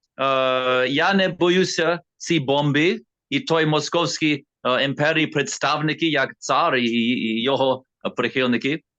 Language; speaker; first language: Ukrainian; early bilingual, heritage; Ukrainian